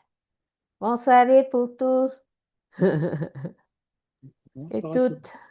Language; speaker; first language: French; non-native, learner; Spanish